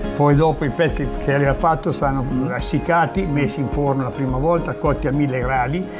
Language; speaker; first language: Italian; native; Italian